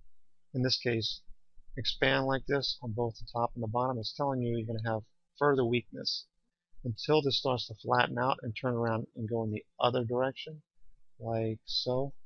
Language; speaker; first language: English; native; English